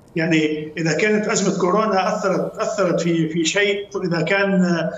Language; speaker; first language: Arabic; native; Arabic